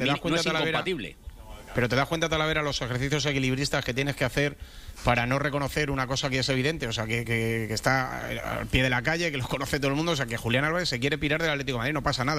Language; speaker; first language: Spanish; native; Spanish